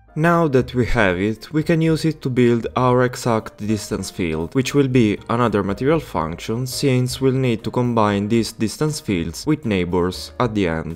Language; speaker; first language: English; non-native, fluent; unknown